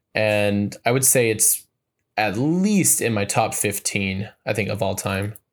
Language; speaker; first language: English; native; English